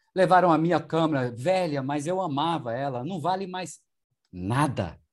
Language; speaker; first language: Portuguese; non-native, fluent; German